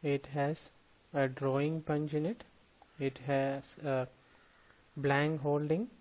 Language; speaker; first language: English; non-native, local second language; Malayalam